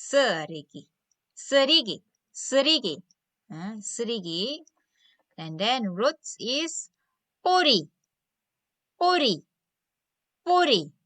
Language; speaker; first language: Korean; non-native, learner; Cebuano